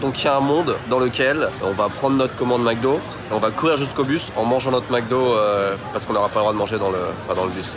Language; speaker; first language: French; native; French